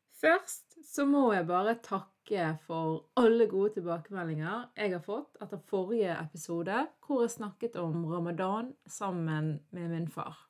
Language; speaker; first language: Norwegian; early bilingual, other home language; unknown